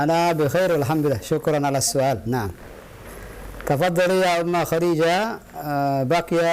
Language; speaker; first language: Arabic; non-native, fluent; Indonesian